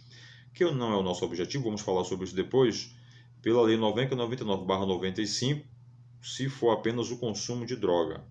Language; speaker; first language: Portuguese; native; Portuguese